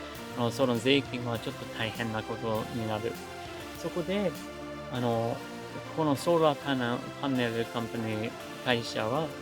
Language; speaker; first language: Japanese; non-native, learner; English